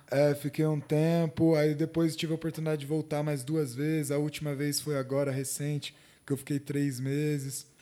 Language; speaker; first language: Portuguese; native; Portuguese